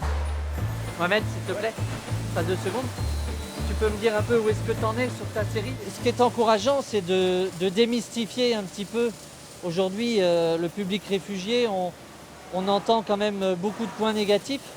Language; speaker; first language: French; native; French